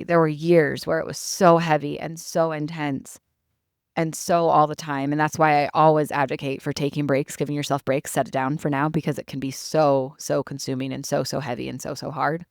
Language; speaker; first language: English; native; English